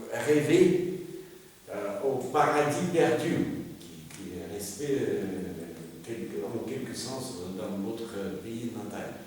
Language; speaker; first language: French; non-native, fluent; Russian